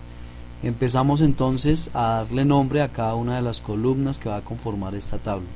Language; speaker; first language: Spanish; native; Spanish